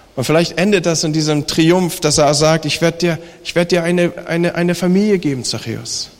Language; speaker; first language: German; native; German